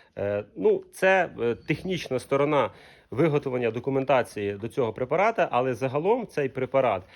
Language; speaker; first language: Ukrainian; non-native, local second language; Russian